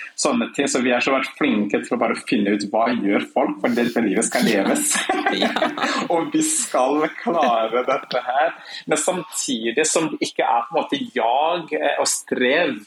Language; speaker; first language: Norwegian; non-native, fluent; Kinyarwanda